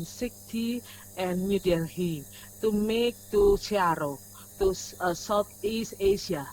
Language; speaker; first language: English; non-native, learner; Indonesian